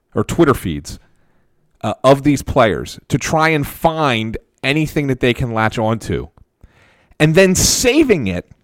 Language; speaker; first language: English; native; English